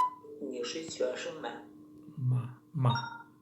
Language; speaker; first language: Chinese; non-native, learner; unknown